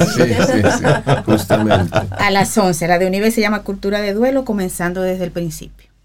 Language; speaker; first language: Spanish; native; Spanish